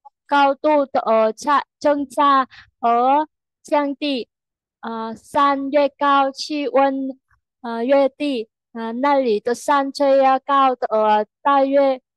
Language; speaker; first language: Chinese; non-native, fluent; Vietnamese